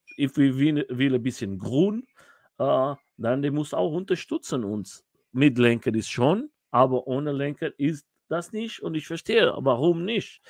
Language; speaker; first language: German; non-native, learner; Portuguese